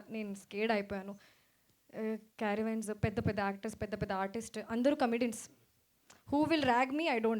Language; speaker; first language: Telugu; non-native, local second language; Hindi